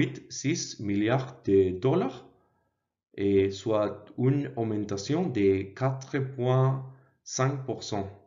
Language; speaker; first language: French; non-native, learner; Spanish